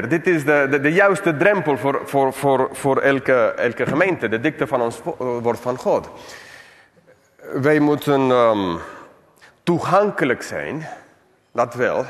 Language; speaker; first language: Dutch; non-native, fluent; English